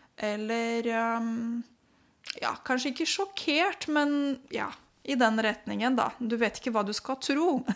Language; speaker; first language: Norwegian; non-native, fluent; Romanian